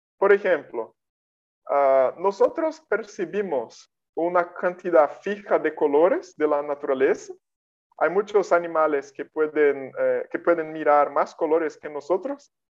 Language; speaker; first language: Spanish; non-native, fluent; Portuguese